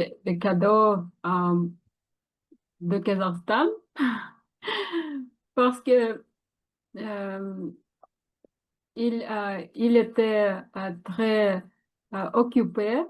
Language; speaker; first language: French; non-native, learner; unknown